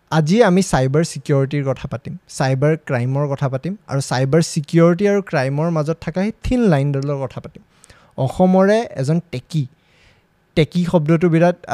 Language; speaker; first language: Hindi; non-native, local second language; Assamese